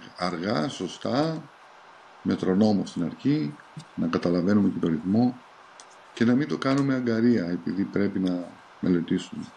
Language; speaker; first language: Greek; early bilingual, heritage; Greek